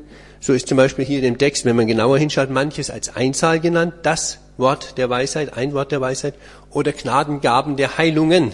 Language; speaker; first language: German; native; German